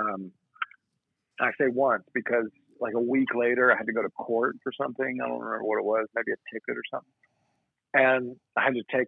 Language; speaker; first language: English; native; English